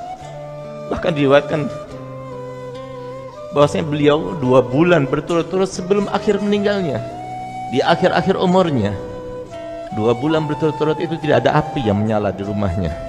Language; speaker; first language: Indonesian; native; Indonesian